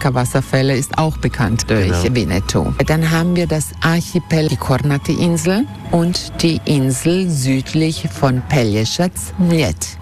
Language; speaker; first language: German; non-native, fluent; Croatian